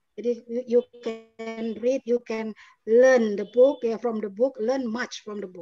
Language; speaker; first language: English; non-native, fluent; Indonesian